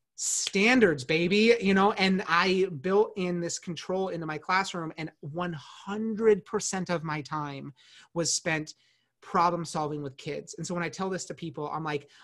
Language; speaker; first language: English; native; English